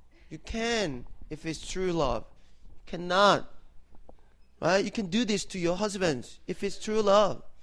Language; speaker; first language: English; non-native, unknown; Korean